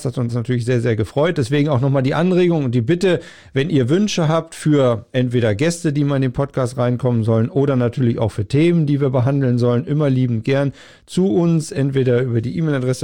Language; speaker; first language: German; native; German